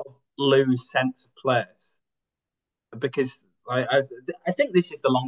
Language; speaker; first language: English; native; English